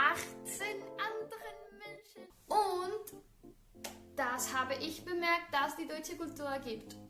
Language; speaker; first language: German; non-native, learner; Spanish